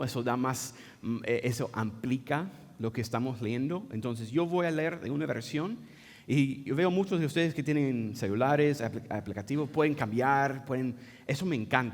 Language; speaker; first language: Spanish; non-native, fluent; English